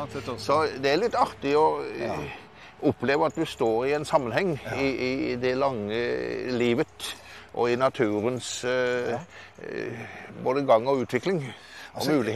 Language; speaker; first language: Norwegian; native; Norwegian